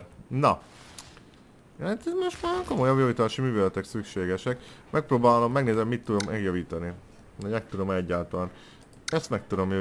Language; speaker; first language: Hungarian; native; Hungarian